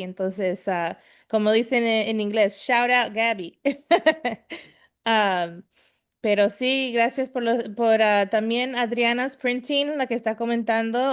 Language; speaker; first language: Spanish; early bilingual, heritage; Spanish